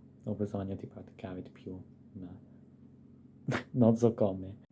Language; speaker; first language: Italian; non-native, fluent; English